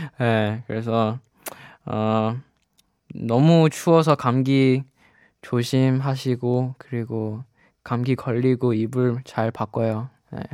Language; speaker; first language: Korean; non-native, fluent; Chinese